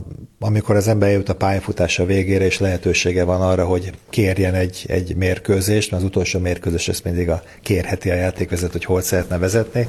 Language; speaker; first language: Hungarian; native; Hungarian